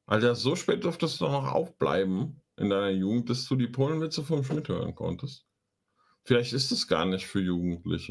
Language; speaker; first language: German; native; German